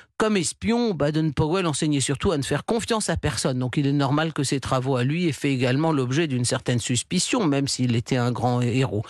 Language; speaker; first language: French; native; French